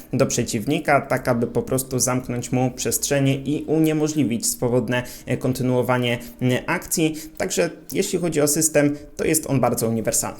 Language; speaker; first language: Polish; native; Polish